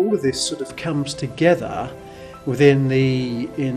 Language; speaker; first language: English; native; English